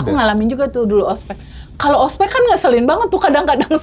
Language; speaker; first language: Indonesian; native; Indonesian